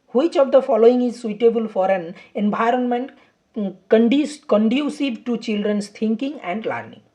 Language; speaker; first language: English; non-native, local second language; Bangla